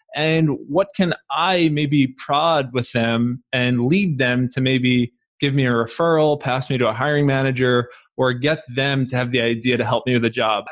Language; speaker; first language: English; native; English